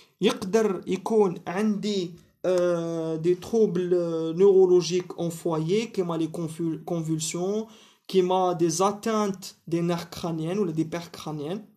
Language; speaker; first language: French; non-native, local second language; Arabic